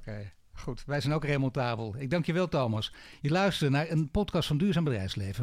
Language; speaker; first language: Dutch; native; Dutch